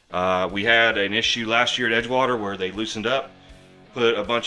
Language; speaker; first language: English; native; English